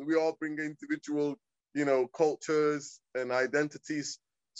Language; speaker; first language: English; early bilingual, other home language; Somali